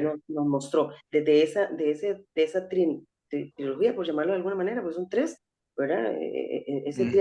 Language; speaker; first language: Spanish; native; Spanish